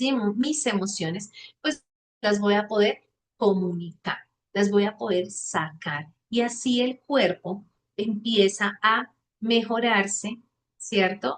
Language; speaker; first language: Spanish; native; Spanish